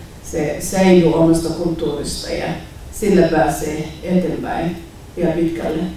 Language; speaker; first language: Finnish; non-native, learner; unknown